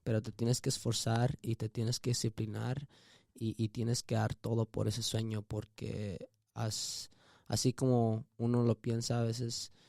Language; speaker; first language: Spanish; early bilingual, heritage; Spanish